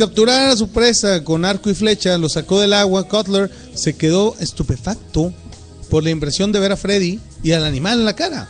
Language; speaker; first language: Spanish; native; Spanish